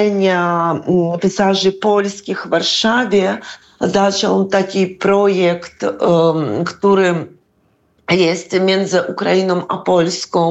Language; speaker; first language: Polish; non-native, fluent; Ukrainian